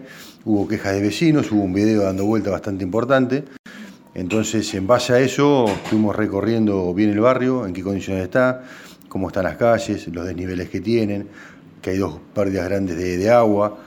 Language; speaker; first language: Spanish; native; Spanish